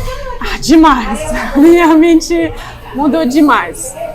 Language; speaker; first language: Portuguese; non-native, fluent; Russian